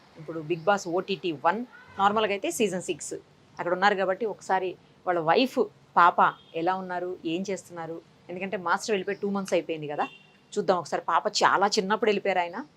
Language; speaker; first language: Telugu; native; Telugu